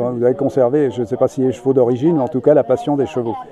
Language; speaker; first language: French; native; French